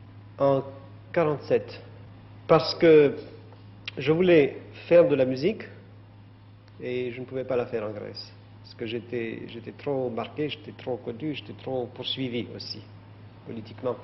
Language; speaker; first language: French; non-native, fluent; Greek